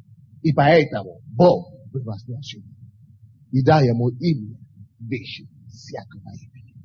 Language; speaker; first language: Russian; non-native, fluent; Yoruba